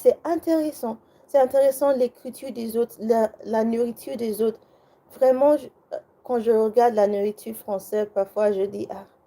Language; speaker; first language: French; non-native, learner; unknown